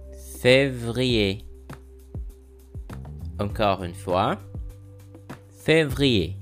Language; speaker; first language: French; non-native, fluent; Portuguese